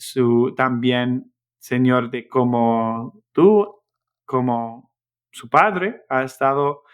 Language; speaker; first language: Spanish; non-native, fluent; English